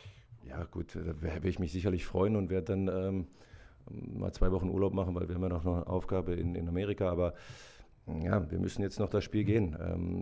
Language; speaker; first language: German; native; German